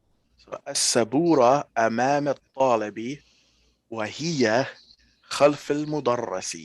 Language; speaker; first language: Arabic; non-native, learner; English